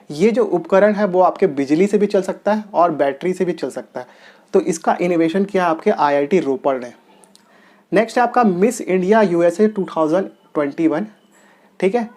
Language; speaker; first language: Hindi; non-native, local second language; Telugu